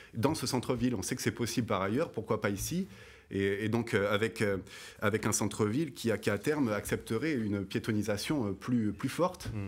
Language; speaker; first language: French; native; French